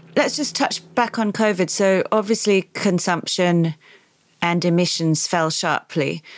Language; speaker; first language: English; native; English